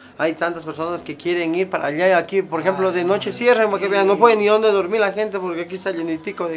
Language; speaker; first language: Spanish; native; Spanish